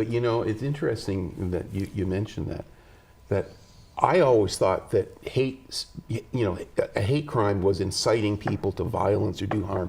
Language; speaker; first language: English; native; English